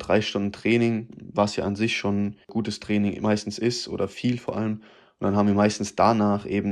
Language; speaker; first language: German; native; German